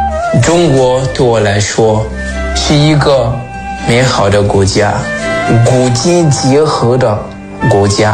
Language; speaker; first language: Chinese; non-native, fluent; French